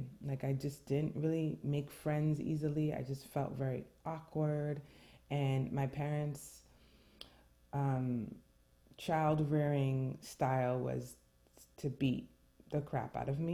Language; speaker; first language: English; early bilingual, other home language; French